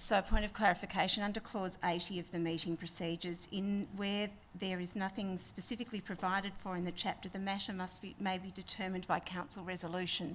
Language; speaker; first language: English; native; English